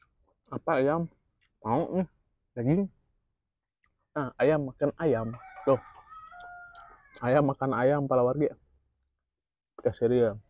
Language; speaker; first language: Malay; non-native, local second language; Sundanese